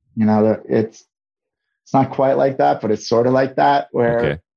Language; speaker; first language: English; native; English